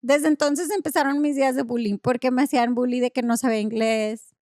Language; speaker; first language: Spanish; early bilingual, other home language; English